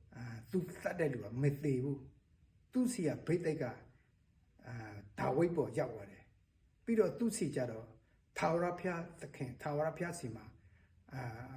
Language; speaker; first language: Burmese; non-native, local second language; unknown